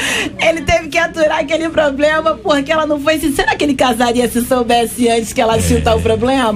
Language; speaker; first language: Portuguese; native; Portuguese